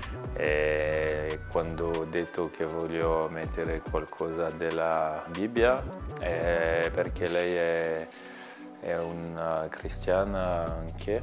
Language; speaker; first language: Italian; non-native, learner; French